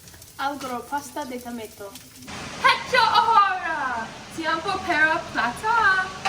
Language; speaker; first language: Spanish; non-native, learner; English